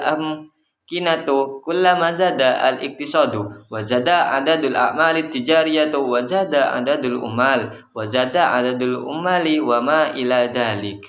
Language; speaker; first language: Arabic; non-native, learner; Indonesian